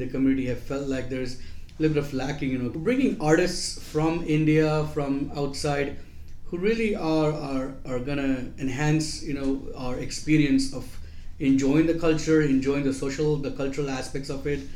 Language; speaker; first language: English; non-native, local second language; Gujarati